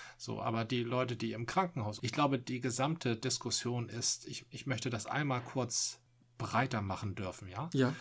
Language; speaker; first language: German; native; German